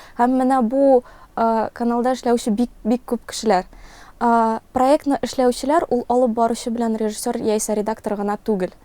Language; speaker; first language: Tatar; non-native, local second language; Russian